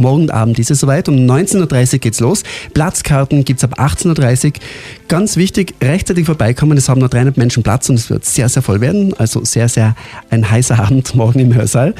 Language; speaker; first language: German; native; German